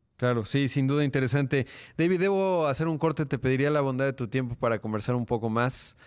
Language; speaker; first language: Spanish; native; Spanish